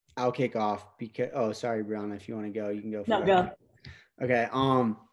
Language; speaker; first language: English; native; English